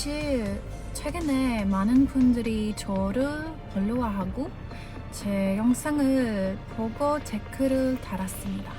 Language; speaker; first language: Korean; non-native, learner; English